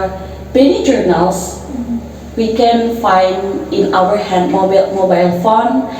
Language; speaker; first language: English; non-native, learner; Indonesian